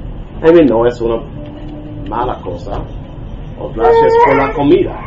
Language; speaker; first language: Spanish; non-native, learner; English